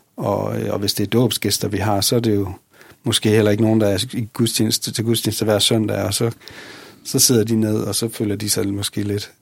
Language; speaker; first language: Danish; native; Danish